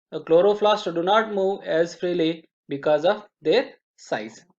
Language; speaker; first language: English; non-native, local second language; Telugu